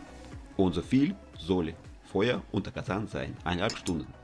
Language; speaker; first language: German; non-native, learner; Russian